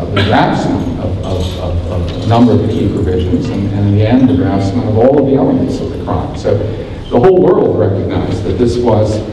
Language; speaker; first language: English; native; English